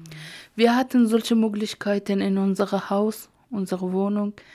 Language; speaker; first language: German; non-native, learner; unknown